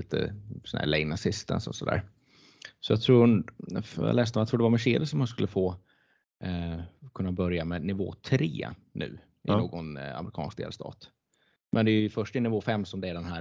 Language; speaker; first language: Swedish; native; Swedish